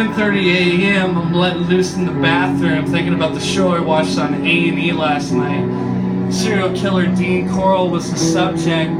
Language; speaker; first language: English; native; English